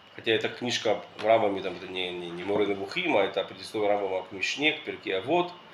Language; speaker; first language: Russian; early bilingual, heritage; Russian